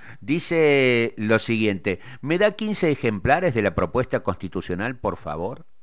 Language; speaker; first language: Spanish; native; Spanish